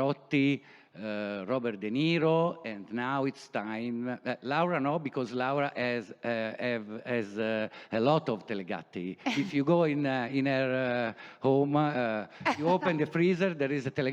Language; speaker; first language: English; non-native, learner; Italian